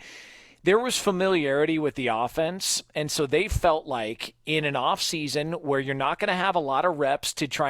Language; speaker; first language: English; native; English